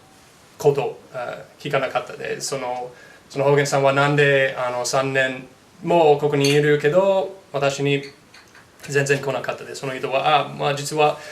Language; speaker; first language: Japanese; non-native, learner; English